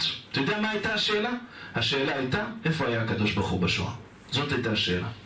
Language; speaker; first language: Hebrew; native; Hebrew